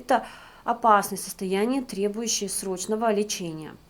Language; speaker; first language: Russian; native; Russian